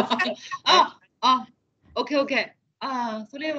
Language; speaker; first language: Japanese; non-native, fluent; Chinese